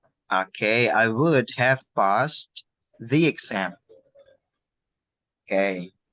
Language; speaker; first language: English; non-native, fluent; Indonesian